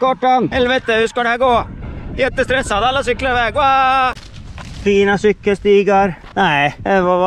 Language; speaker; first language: Swedish; native; Swedish